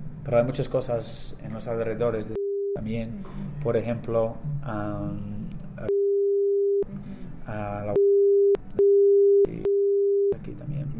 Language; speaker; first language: Spanish; non-native, learner; English